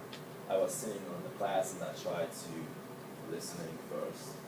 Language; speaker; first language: English; non-native, learner; Hungarian